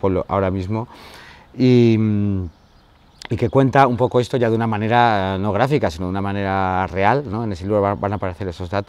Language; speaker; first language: Spanish; native; Spanish